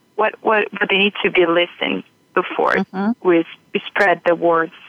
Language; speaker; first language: English; non-native, fluent; Portuguese